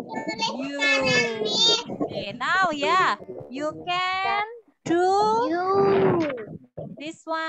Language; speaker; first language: English; non-native, fluent; Indonesian